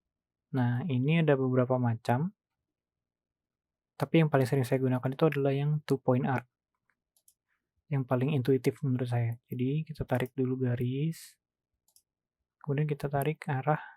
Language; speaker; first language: Indonesian; native; Indonesian